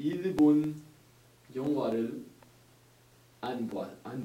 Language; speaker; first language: Korean; non-native, learner; English